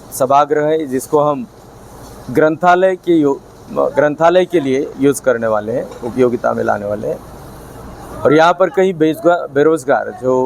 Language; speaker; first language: Hindi; non-native, local second language; Marathi